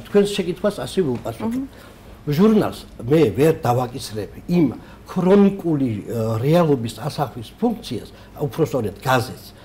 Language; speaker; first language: Georgian; native; Georgian